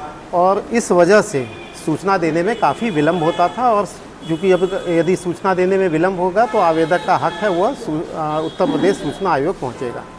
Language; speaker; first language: Hindi; native; Hindi